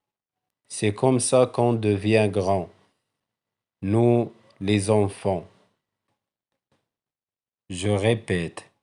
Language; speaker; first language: French; non-native, local second language; Arabic